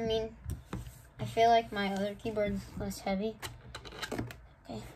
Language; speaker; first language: English; native; English